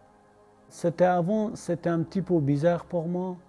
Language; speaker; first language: French; non-native, learner; Persian